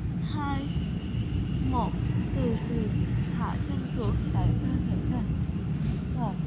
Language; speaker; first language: Vietnamese; native; Vietnamese